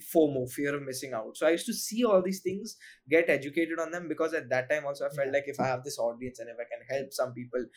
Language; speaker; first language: English; non-native, local second language; Hindi